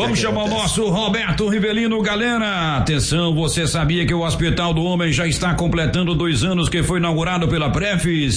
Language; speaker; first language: Portuguese; native; Portuguese